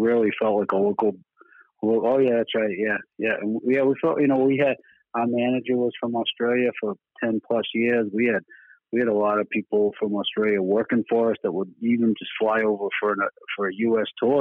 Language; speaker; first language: English; native; English